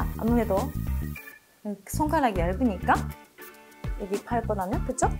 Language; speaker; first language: Korean; non-native, fluent; Japanese